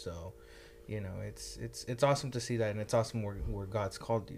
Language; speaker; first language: English; early bilingual, other home language; Spanish